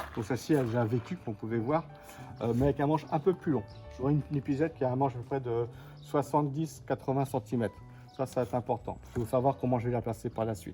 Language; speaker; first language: French; native; French